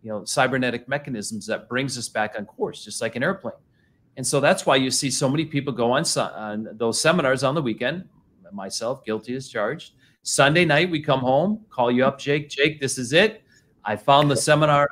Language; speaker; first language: English; native; English